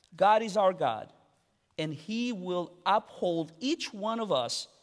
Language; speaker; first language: English; non-native, fluent; Spanish